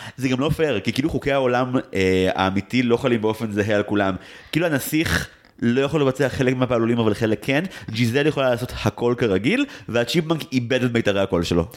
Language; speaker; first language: Hebrew; native; Hebrew